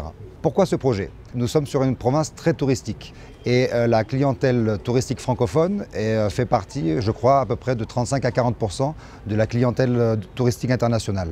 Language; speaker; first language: French; native; French